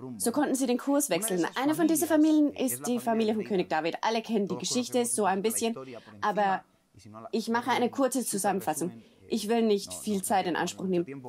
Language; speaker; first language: German; non-native, fluent; Spanish